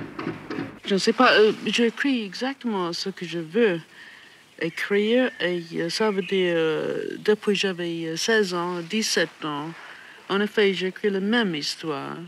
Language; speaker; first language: French; non-native, fluent; English